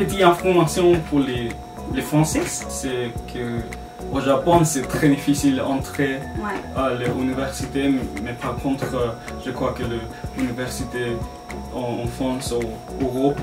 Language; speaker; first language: French; native; French